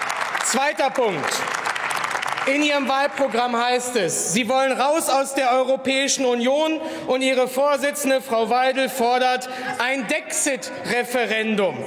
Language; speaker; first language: German; native; German